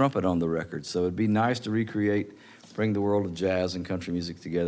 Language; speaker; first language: English; native; English